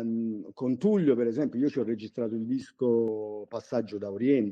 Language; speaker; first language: Italian; native; Italian